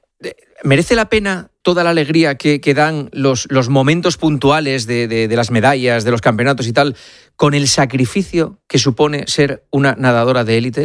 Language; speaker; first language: Spanish; native; Spanish